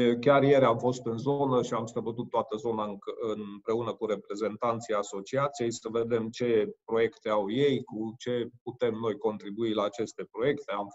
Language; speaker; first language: Romanian; non-native, local second language; Hungarian